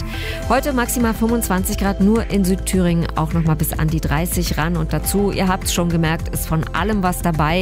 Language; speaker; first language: German; native; German